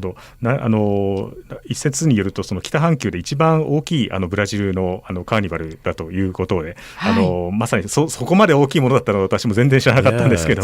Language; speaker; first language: Japanese; native; Japanese